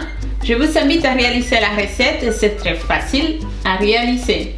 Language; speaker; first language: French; non-native, fluent; Spanish